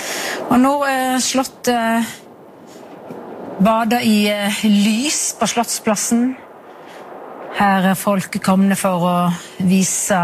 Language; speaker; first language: Norwegian; native; Norwegian